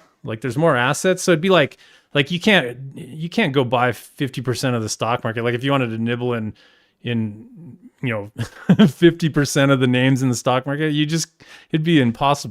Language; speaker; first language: English; native; English